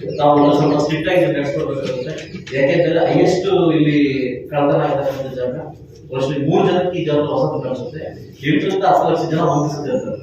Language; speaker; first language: Kannada; native; Kannada